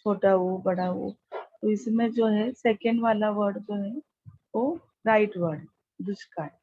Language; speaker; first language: Hindi; non-native, local second language; Marathi